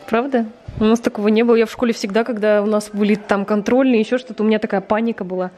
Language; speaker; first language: Russian; native; Russian